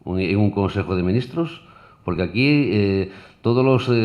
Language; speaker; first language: Spanish; native; Spanish